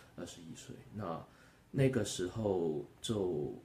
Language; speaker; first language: Chinese; non-native, local second language; Cantonese